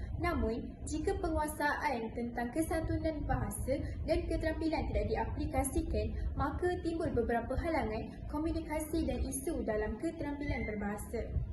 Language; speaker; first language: Malay; native; Malay